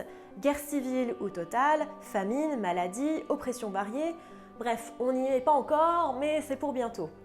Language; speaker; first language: French; native; French